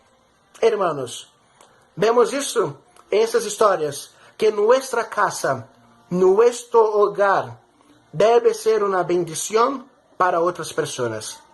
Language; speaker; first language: Spanish; non-native, fluent; Portuguese